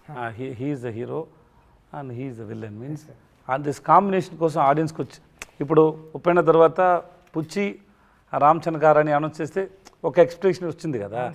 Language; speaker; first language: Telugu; non-native, learner; Tamil